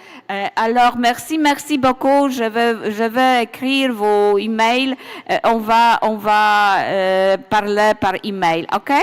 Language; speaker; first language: French; non-native, learner; Polish